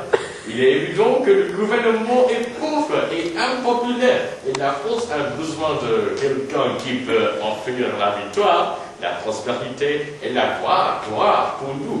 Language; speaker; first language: French; non-native, learner; English